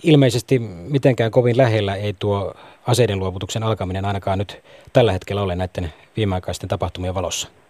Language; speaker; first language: Finnish; native; Finnish